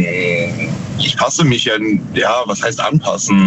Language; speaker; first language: German; native; German